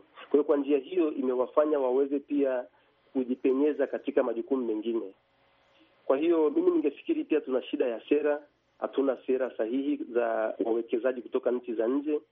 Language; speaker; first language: Swahili; native; Swahili